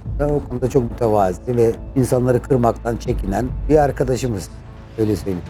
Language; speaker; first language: Turkish; native; Turkish